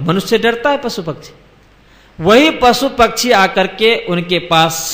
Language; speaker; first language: Hindi; non-native, local second language; Gujarati